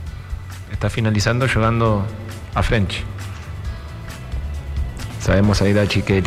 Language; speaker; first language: Portuguese; non-native, learner; Spanish